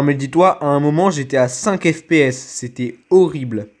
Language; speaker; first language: French; native; French